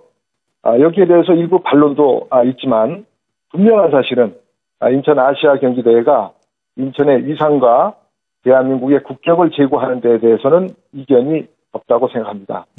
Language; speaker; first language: Korean; native; Korean